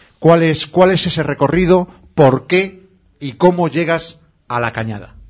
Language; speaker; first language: Spanish; native; Spanish